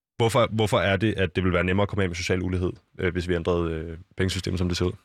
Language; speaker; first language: Danish; native; Danish